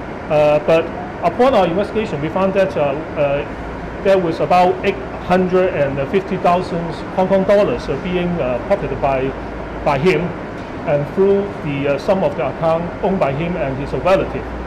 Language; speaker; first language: English; non-native, local second language; Cantonese